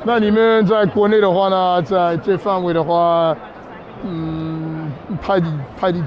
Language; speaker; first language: Chinese; non-native, fluent; English